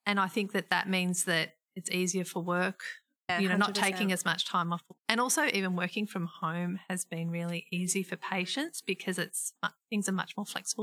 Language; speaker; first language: English; native; English